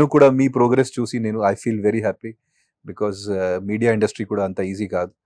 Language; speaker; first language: Telugu; non-native, fluent; Hindi